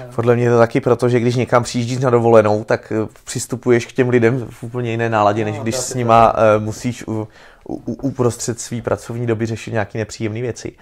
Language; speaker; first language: Czech; native; Czech